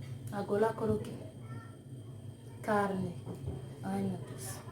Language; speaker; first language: Portuguese; non-native, learner; Haitian Creole